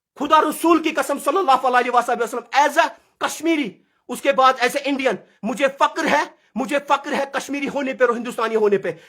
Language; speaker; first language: Urdu; non-native, local second language; Kashmiri